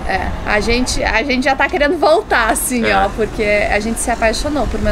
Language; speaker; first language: Portuguese; native; Portuguese